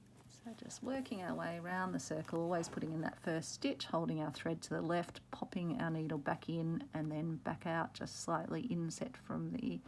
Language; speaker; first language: English; native; English